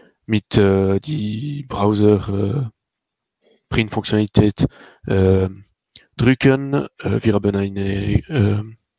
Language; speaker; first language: German; non-native, learner; French